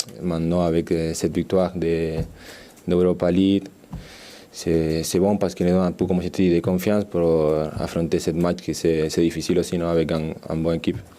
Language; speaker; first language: French; non-native, learner; Spanish